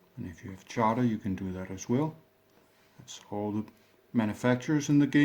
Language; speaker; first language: English; non-native, fluent; Danish